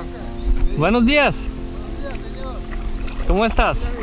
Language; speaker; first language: Spanish; non-native, learner; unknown